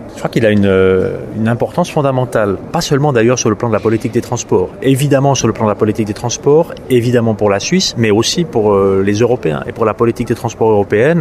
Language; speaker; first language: French; native; French